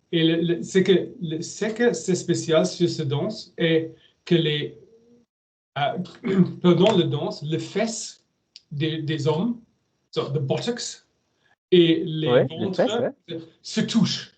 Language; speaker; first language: French; non-native, learner; German